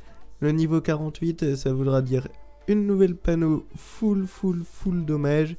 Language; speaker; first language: French; native; French